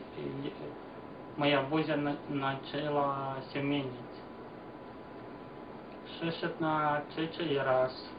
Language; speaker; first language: Polish; non-native, learner; Ukrainian